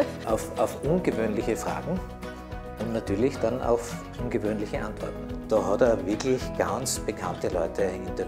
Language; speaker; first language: German; native; German